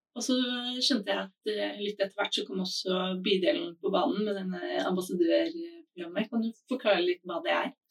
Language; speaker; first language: Norwegian; non-native, fluent; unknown